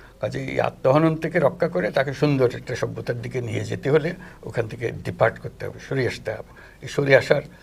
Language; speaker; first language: Bangla; native; Bangla